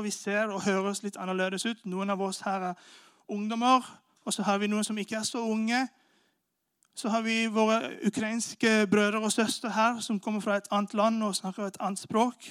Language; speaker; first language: Norwegian; non-native, fluent; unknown